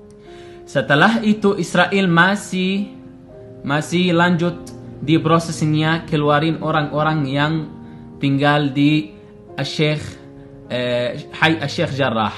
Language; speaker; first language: Indonesian; non-native, learner; Arabic